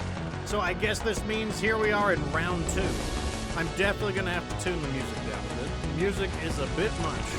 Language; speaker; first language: English; native; English